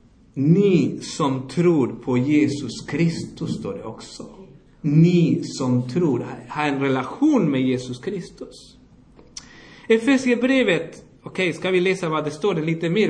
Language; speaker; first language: Swedish; non-native, fluent; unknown